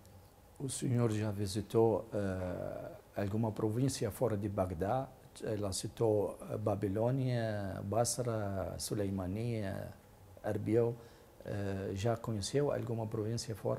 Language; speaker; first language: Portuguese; non-native, fluent; Arabic